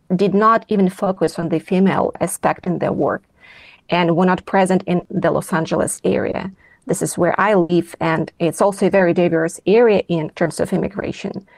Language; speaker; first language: English; non-native, fluent; Russian